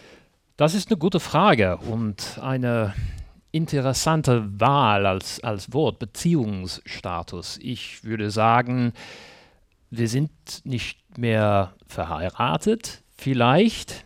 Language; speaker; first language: German; non-native, fluent; English